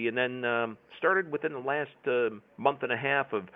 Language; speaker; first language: English; native; English